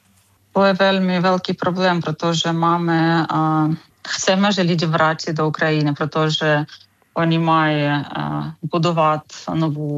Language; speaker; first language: Czech; non-native, fluent; Ukrainian